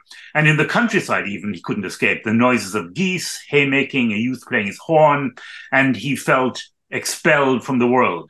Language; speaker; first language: English; native; English